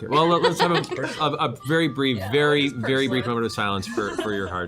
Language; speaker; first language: English; native; English